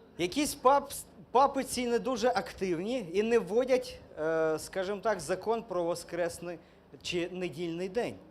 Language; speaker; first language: Ukrainian; non-native, local second language; Russian